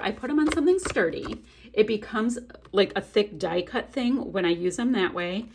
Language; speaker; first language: English; native; English